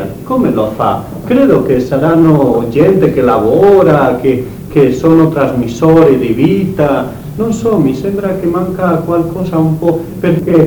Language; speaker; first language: Italian; non-native, learner; Spanish